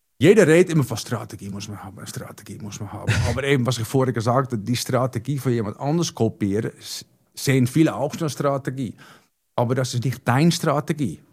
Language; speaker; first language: German; non-native, fluent; Dutch